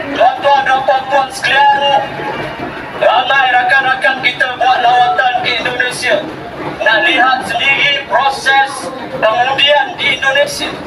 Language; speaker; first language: Malay; native; Malay